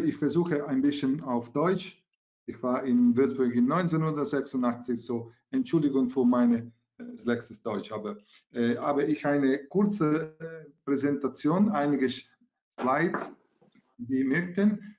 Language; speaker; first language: German; non-native, learner; Italian